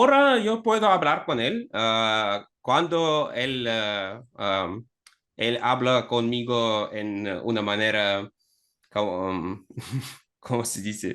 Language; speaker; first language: Spanish; non-native, fluent; Russian